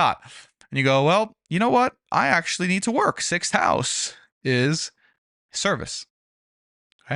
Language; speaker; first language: English; native; English